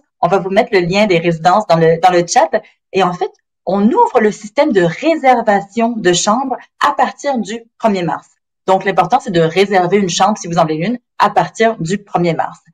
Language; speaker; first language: French; native; French